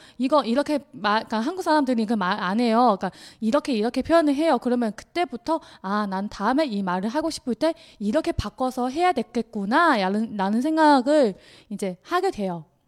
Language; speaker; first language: Korean; non-native, fluent; Chinese